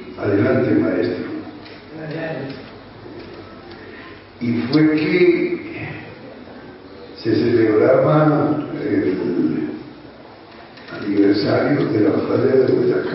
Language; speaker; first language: Spanish; native; Spanish